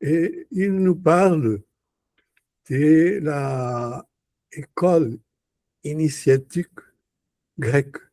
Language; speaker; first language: French; non-native, learner; Portuguese